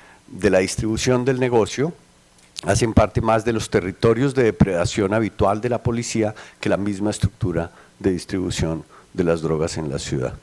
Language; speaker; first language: Spanish; native; Spanish